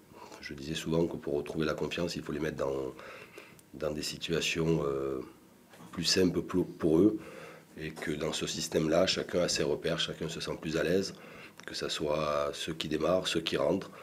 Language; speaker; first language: French; native; French